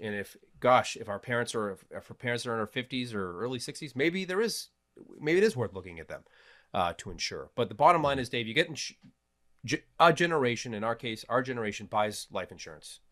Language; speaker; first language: English; native; English